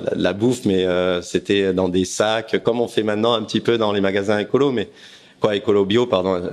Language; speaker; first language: French; native; French